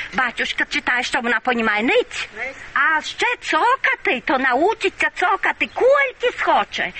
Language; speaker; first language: Ukrainian; native; Ukrainian